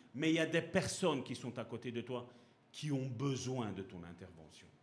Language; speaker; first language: French; native; French